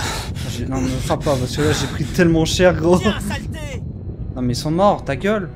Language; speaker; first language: French; native; French